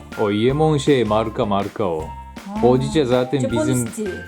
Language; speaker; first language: Turkish; non-native, fluent; Japanese